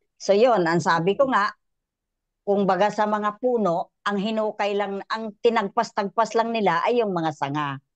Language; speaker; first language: Filipino; native; Filipino